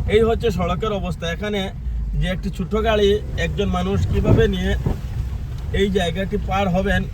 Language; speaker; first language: Bangla; non-native, local second language; Sylheti